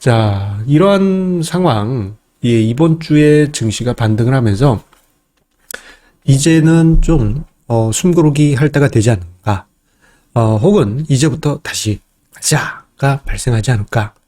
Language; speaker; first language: Korean; native; Korean